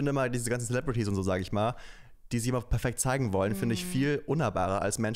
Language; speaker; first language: German; native; German